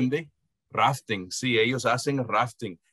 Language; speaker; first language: Spanish; non-native, fluent; English